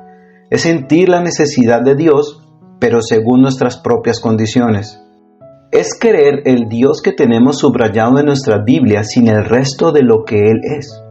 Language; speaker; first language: Spanish; native; Spanish